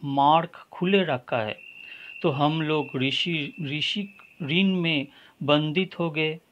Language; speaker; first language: Hindi; non-native, local second language; Bangla